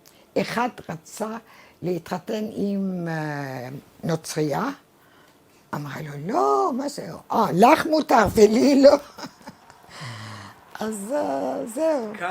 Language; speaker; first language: Hebrew; non-native, fluent; Arabic